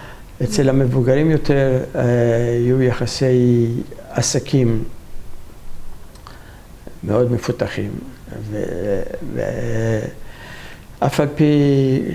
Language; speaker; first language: Hebrew; non-native, fluent; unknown